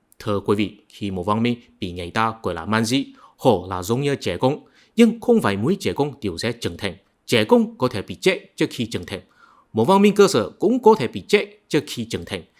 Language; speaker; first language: Vietnamese; non-native, fluent; Chinese